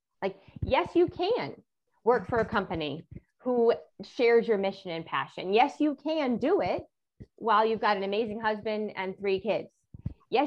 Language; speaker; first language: English; native; English